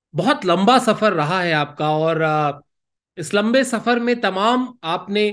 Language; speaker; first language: Hindi; native; Hindi